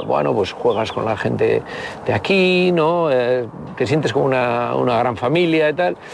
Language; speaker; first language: Spanish; native; Spanish